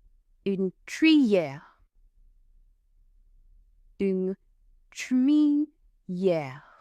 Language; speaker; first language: French; non-native, fluent; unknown